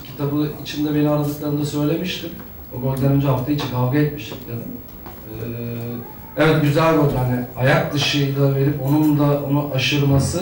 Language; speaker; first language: Turkish; native; Turkish